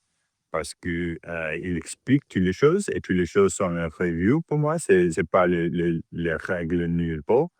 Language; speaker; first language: French; non-native, learner; English